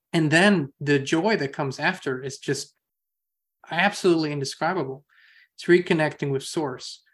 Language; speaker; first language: English; non-native, fluent; German